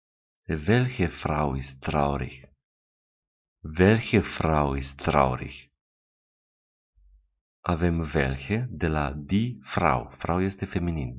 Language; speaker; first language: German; non-native, fluent; Romanian